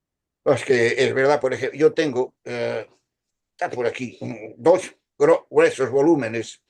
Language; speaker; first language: Spanish; non-native, fluent; Portuguese